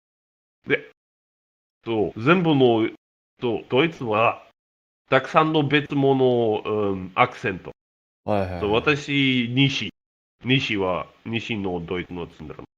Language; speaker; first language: Japanese; non-native, learner; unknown